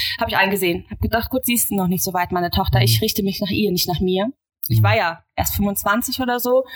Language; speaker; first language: German; native; German